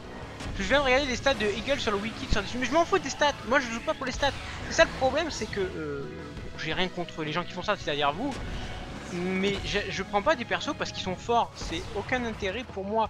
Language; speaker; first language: French; native; French